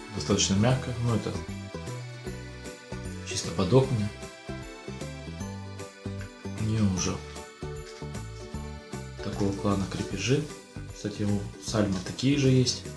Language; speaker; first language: Russian; native; Russian